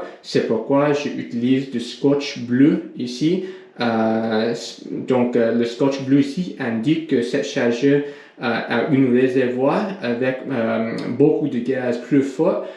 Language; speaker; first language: French; non-native, learner; English